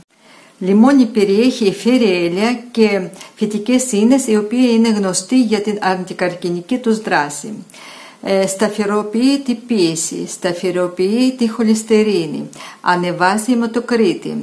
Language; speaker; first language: Greek; non-native, fluent; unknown